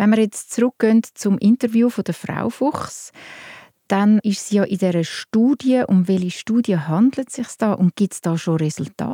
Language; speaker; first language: German; native; German